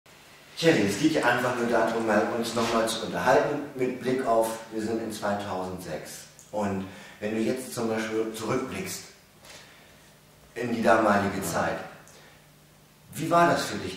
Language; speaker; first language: German; native; German